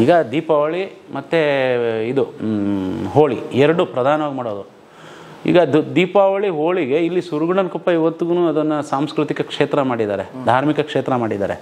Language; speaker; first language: Kannada; non-native, local second language; Lambadi